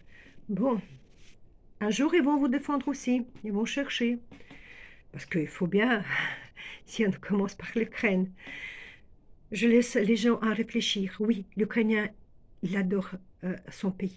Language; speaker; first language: French; non-native, fluent; Ukrainian